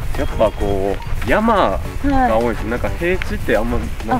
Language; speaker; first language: Japanese; native; Japanese